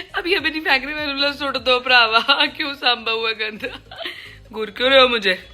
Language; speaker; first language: Hindi; native; Hindi